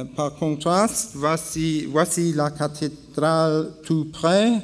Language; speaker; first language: French; non-native, learner; English